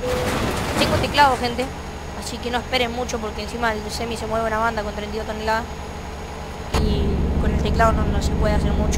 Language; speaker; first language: Spanish; native; Spanish